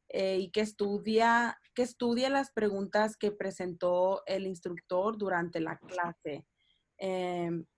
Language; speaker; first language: Spanish; early bilingual, heritage; Spanish